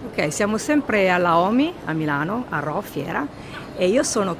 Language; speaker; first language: Italian; native; Italian